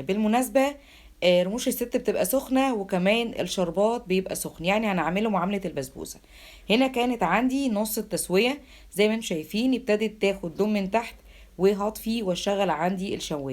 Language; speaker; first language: Arabic; native; Arabic